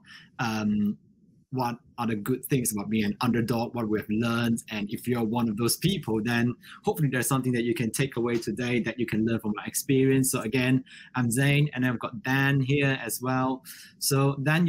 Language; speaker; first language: English; non-native, local second language; Chinese